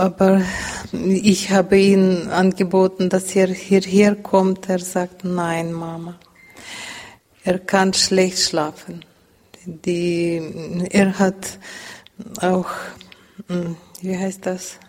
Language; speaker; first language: German; non-native, learner; Russian